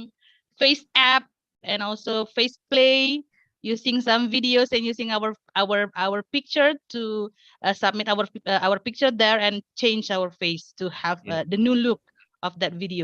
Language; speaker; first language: English; non-native, fluent; Indonesian